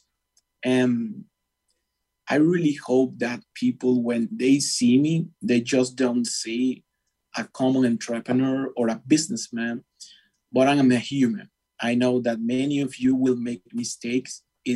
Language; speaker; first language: English; non-native, fluent; Spanish